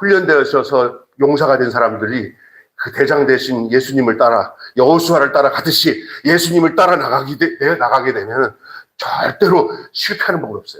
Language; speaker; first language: Korean; native; Korean